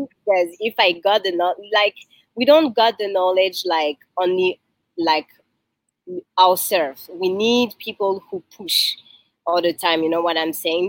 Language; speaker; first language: English; non-native, learner; French